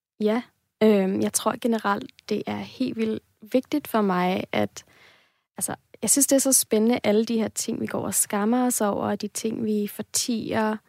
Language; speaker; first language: Danish; native; Danish